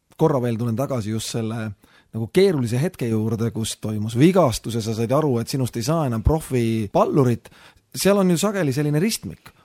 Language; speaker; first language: Estonian; native; Estonian